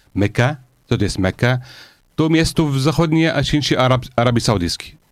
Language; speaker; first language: Polish; non-native, learner; Arabic